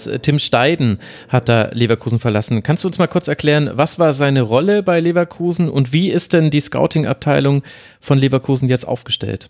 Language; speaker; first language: German; native; German